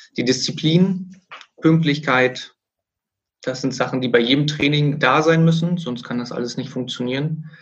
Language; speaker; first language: German; native; German